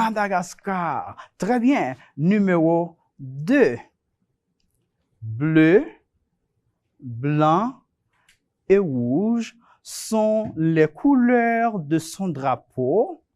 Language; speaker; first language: French; non-native, fluent; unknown